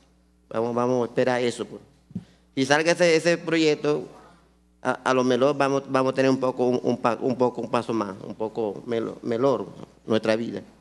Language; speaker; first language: Portuguese; non-native, learner; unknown